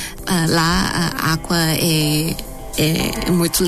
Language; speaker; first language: Portuguese; non-native, fluent; Thai